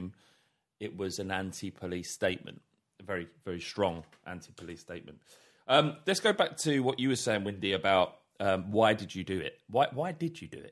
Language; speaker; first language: English; native; English